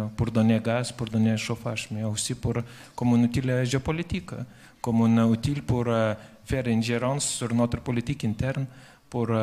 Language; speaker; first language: French; non-native, fluent; Lithuanian